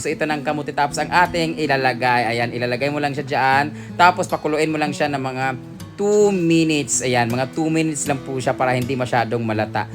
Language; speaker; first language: Filipino; non-native, local second language; Cebuano